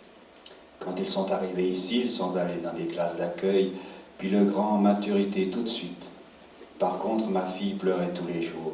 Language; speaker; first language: French; non-native, fluent; Italian